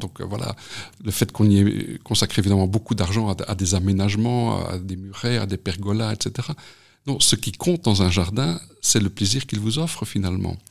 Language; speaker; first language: French; native; French